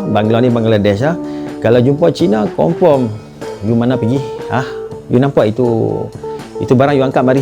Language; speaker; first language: Malay; native; Malay